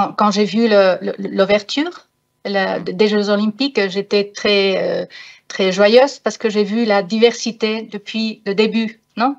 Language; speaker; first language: French; non-native, fluent; Spanish